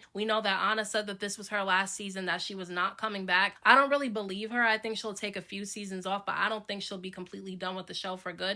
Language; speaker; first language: English; native; English